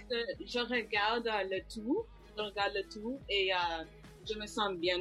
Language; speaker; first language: French; non-native, local second language; English